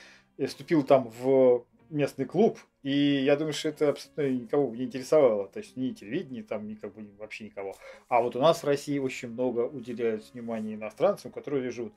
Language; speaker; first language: Russian; native; Russian